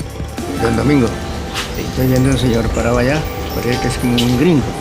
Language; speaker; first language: Spanish; native; Spanish